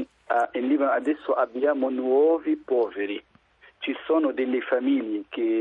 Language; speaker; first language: Italian; non-native, fluent; Arabic